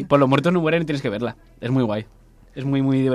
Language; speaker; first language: Spanish; native; Spanish